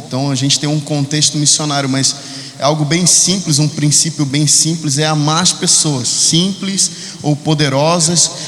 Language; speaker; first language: Portuguese; early bilingual, heritage; Spanish